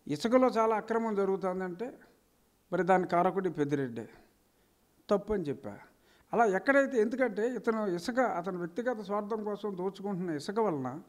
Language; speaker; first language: Telugu; native; Telugu